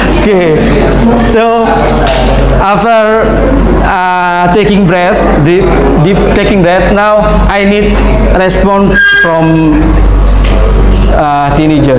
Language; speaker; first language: English; non-native, fluent; Indonesian